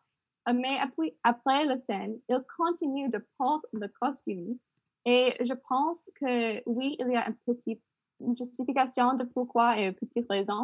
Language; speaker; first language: French; non-native, learner; English